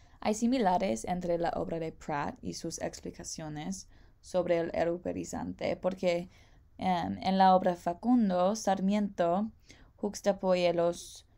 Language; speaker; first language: Spanish; non-native, learner; English